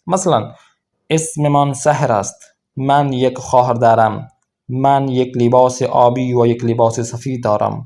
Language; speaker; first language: Persian; non-native, fluent; Urdu